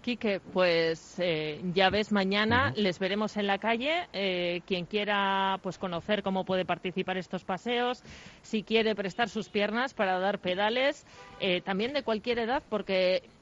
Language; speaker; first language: Spanish; native; Spanish